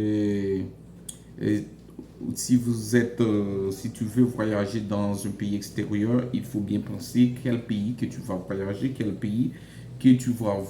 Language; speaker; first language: French; non-native, local second language; Haitian Creole